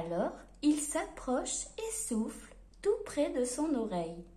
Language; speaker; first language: French; native; French